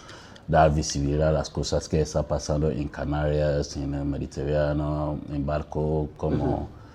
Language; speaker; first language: Spanish; non-native, learner; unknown